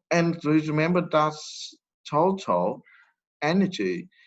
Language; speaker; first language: English; non-native, fluent; Vietnamese